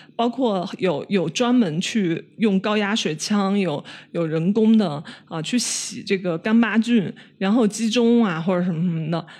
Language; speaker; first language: Chinese; native; Chinese